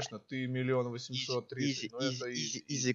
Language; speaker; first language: Russian; native; Russian